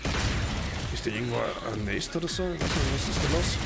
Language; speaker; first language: German; native; German